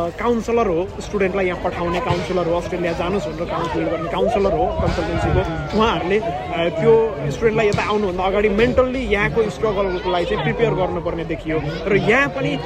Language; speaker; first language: Nepali; native; Nepali